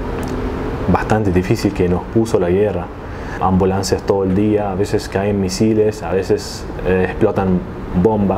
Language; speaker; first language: Spanish; non-native, fluent; Arabic